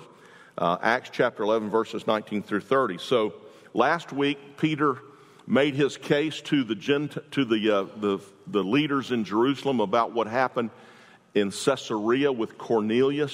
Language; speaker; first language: English; native; English